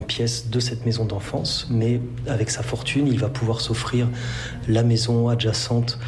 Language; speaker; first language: French; native; French